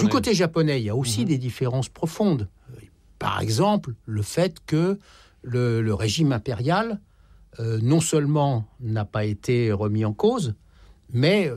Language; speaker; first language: French; native; French